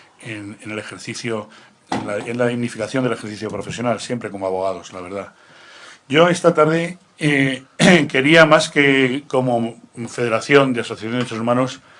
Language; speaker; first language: Spanish; native; Spanish